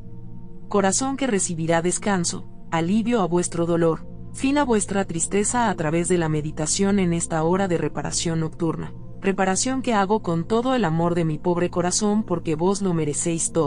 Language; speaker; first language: Spanish; native; Spanish